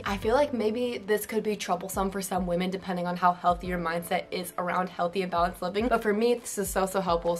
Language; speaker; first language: English; native; English